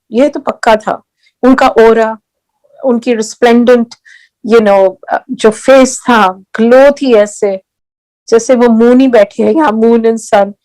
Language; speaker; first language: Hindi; early bilingual, heritage; Hindi